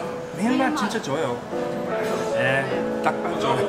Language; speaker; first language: Korean; non-native, learner; English